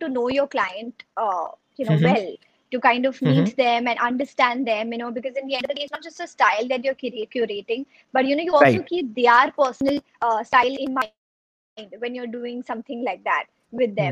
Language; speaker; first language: English; non-native, local second language; Hindi